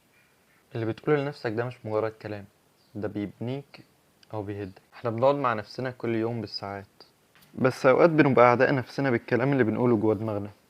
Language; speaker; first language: Arabic; native; Arabic